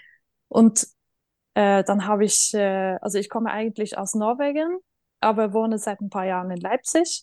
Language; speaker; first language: German; non-native, fluent; Norwegian